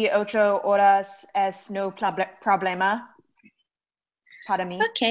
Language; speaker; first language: Spanish; non-native, learner; English